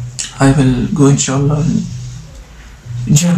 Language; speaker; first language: English; non-native, learner; Persian